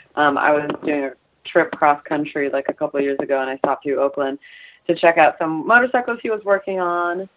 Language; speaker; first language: English; early bilingual, other home language; Polish